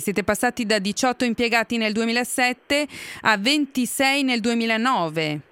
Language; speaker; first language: Italian; native; Italian